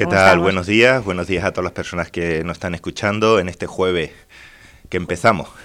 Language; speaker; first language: Spanish; native; Spanish